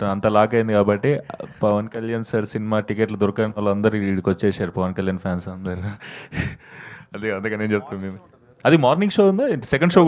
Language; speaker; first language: Telugu; native; Telugu